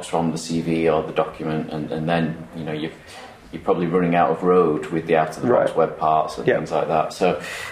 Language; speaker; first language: English; native; English